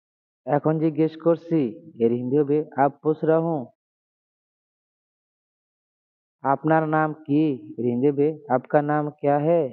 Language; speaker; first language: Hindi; non-native, learner; Bangla